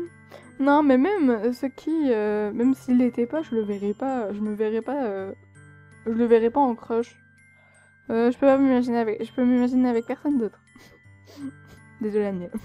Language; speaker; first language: French; native; French